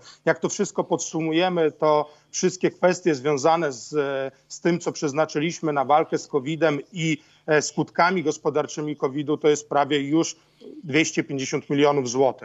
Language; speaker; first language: Polish; native; Polish